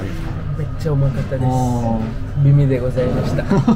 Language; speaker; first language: Japanese; non-native, learner; Kannada